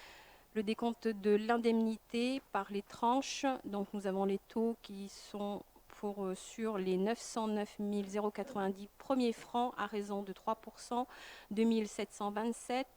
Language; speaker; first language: French; native; French